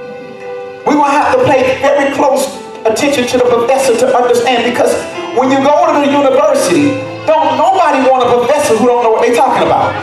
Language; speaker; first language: English; native; English